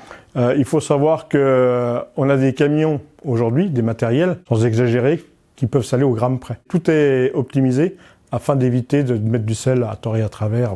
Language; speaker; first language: French; native; French